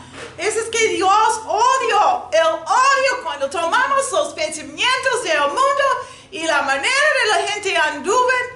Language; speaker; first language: Spanish; non-native, learner; English